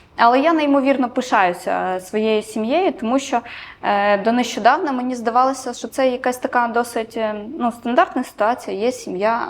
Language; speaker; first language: Ukrainian; non-native, local second language; Romanian